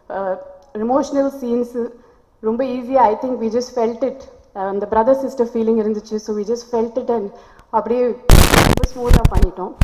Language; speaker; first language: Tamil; non-native, local second language; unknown